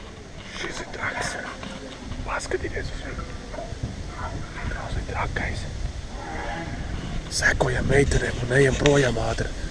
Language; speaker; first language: Latvian; native; Latvian